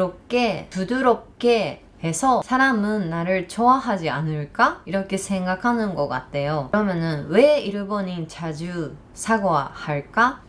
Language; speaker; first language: Korean; non-native, learner; Japanese